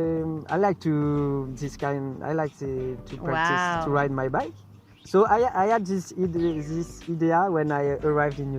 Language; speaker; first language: English; non-native, fluent; French